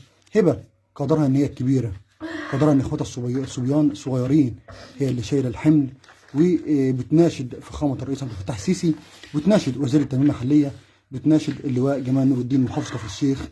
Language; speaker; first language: Arabic; native; Arabic